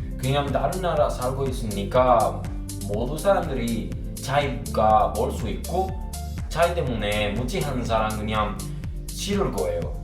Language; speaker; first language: Korean; non-native, learner; Spanish